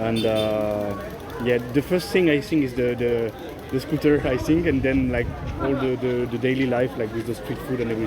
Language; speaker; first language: English; non-native, learner; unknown